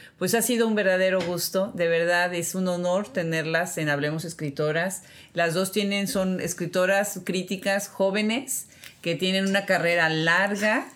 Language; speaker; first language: Spanish; native; Spanish